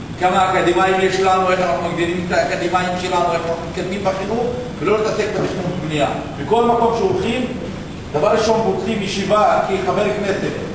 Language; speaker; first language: Hebrew; non-native, local second language; Arabic